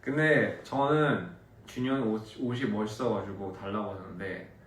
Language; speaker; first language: Korean; early bilingual, heritage; Korean